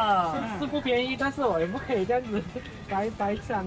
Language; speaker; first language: Chinese; native; Chinese